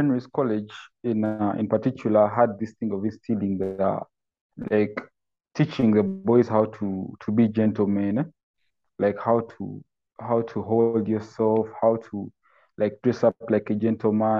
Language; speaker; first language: English; non-native, local second language; Ganda